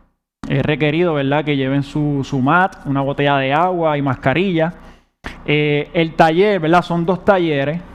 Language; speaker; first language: Spanish; native; Spanish